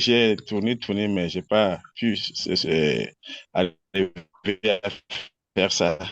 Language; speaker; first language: French; non-native, local second language; Wolof